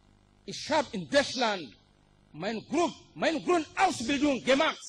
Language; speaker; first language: German; non-native, learner; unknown